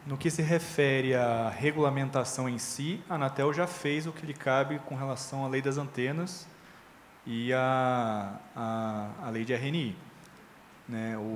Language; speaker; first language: Portuguese; native; Portuguese